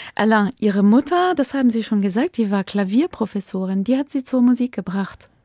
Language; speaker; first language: German; native; German